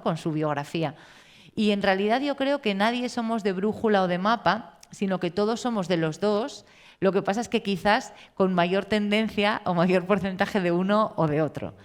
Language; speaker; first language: Spanish; native; Spanish